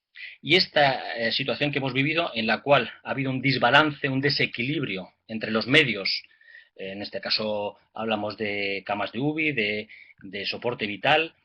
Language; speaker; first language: Spanish; native; Spanish